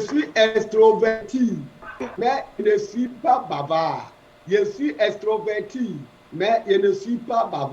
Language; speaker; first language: French; non-native, fluent; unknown